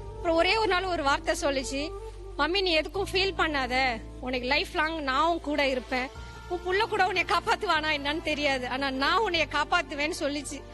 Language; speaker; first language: Tamil; native; Tamil